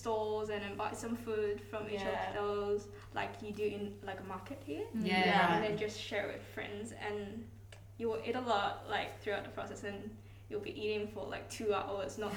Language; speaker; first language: English; non-native, local second language; Cantonese